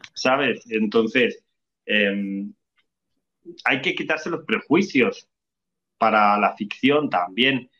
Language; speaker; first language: Spanish; native; Spanish